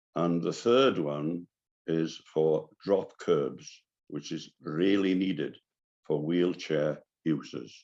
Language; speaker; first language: English; non-native, local second language; Welsh